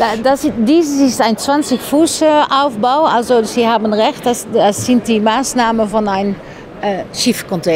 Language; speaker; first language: German; non-native, fluent; Dutch